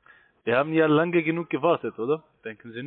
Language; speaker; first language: German; non-native, fluent; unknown